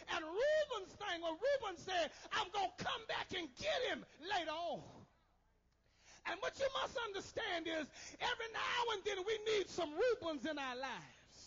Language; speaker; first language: English; native; English